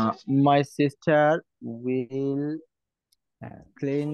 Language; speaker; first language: English; non-native, learner; Bangla